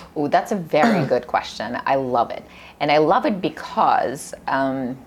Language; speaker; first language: English; early bilingual, other home language; Russian